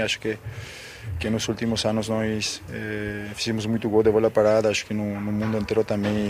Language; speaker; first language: Portuguese; non-native, fluent; Spanish